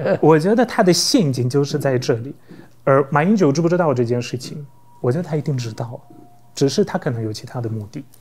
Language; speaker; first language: Chinese; non-native, fluent; Polish